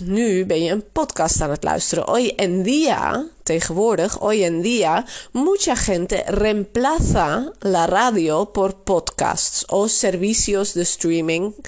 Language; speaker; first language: Spanish; non-native, fluent; Dutch